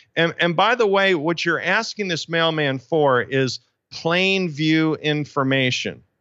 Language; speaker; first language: English; native; English